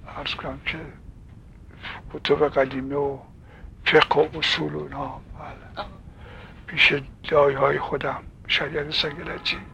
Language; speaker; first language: Persian; native; Persian